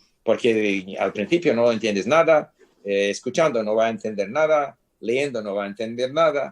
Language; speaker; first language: Spanish; non-native, fluent; English